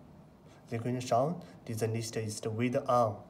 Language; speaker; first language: German; non-native, learner; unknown